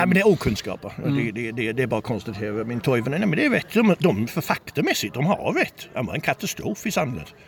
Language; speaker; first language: Swedish; non-native, fluent; English